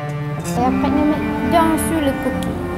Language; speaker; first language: French; non-native, learner; Vietnamese